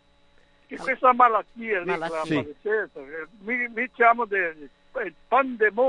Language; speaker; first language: Italian; early bilingual, heritage; Italian